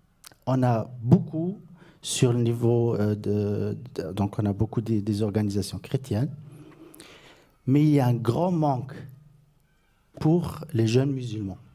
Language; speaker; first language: French; non-native, fluent; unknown